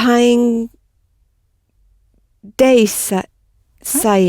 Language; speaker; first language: Portuguese; non-native, learner; English